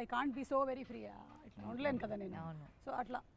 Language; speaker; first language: Telugu; native; Telugu